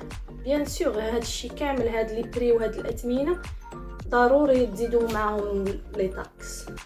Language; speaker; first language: Arabic; native; Arabic